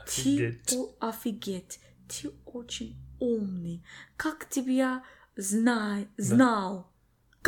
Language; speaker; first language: Russian; non-native, learner; English